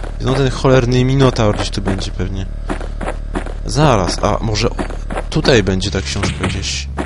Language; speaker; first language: Polish; native; Polish